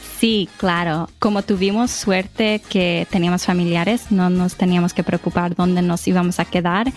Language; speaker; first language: Spanish; early bilingual, heritage; English